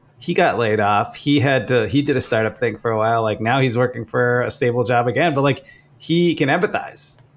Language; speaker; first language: English; early bilingual, other home language; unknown